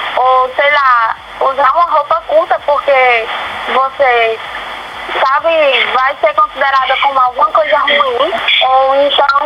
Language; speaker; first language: Portuguese; native; Portuguese